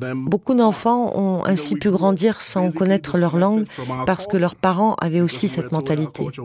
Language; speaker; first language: French; non-native, fluent; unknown